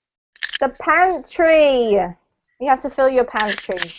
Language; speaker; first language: English; native; English